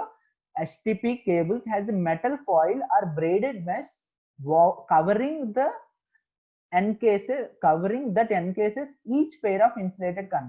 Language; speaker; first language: English; non-native, local second language; Telugu